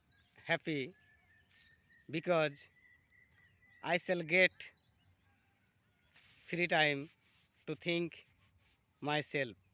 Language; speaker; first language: English; non-native, learner; Bangla